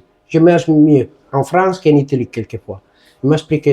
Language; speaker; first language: French; non-native, learner; Italian